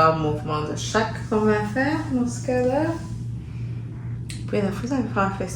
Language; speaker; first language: French; native; French